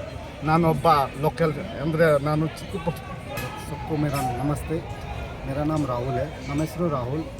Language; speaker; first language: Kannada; non-native, local second language; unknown